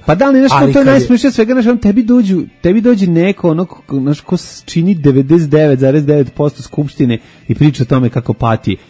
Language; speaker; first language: Serbian; native; Serbian